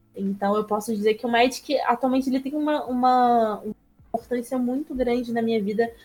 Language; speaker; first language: Portuguese; native; Portuguese